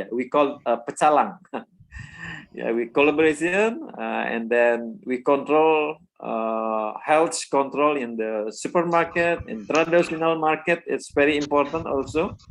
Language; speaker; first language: English; non-native, learner; Indonesian